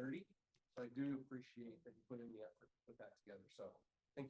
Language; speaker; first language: English; native; English